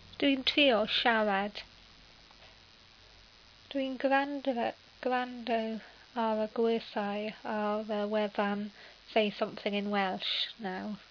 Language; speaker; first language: Welsh; non-native, learner; English